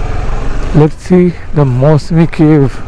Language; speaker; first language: English; non-native, local second language; Bangla